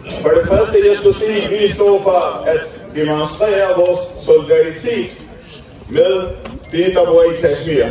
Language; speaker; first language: Danish; non-native, fluent; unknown